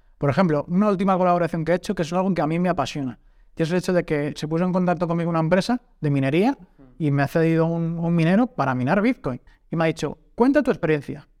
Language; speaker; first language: Spanish; native; Spanish